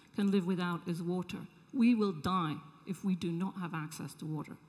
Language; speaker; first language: English; native; English